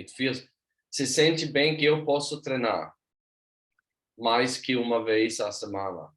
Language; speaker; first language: Portuguese; non-native, learner; Swedish